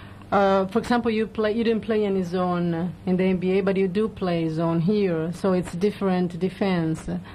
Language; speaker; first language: English; non-native, fluent; Italian